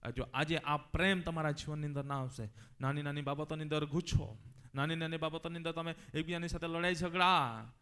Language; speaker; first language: Gujarati; non-native, local second language; Gamit